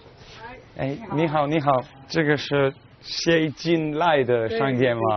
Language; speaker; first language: Chinese; non-native, learner; English